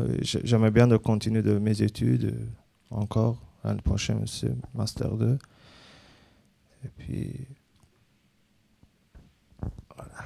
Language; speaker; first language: French; non-native, learner; Azerbaijani